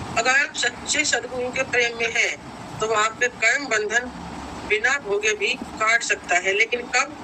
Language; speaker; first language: Hindi; native; Hindi